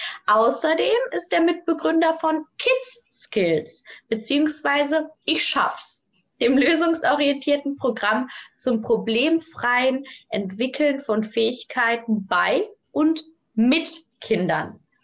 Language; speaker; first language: German; native; German